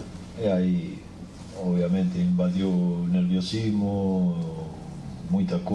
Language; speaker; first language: Portuguese; non-native, fluent; Spanish